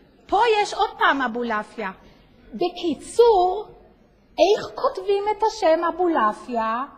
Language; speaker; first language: Hebrew; native; Hebrew